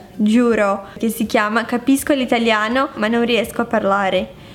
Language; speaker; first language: Italian; non-native, fluent; Portuguese